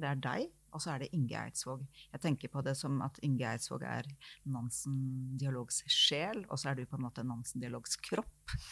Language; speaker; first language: Norwegian; native; Norwegian